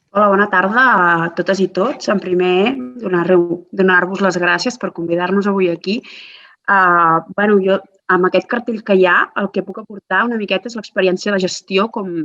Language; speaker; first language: Catalan; native; Catalan